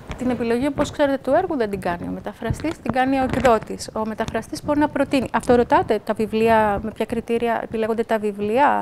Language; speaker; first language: Greek; native; Greek